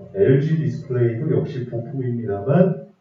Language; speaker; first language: Korean; native; Korean